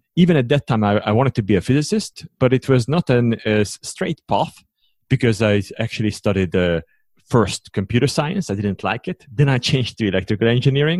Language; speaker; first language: English; non-native, fluent; Hungarian